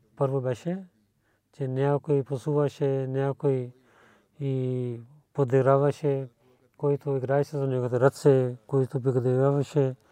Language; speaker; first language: Bulgarian; non-native, learner; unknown